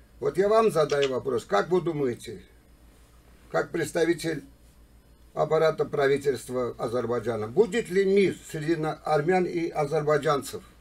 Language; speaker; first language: Russian; non-native, local second language; Armenian